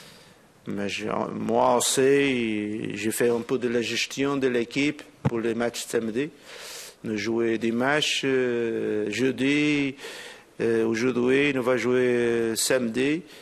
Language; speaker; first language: French; non-native, fluent; Portuguese